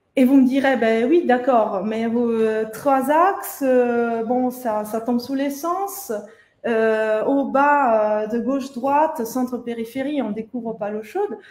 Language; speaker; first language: French; non-native, fluent; Italian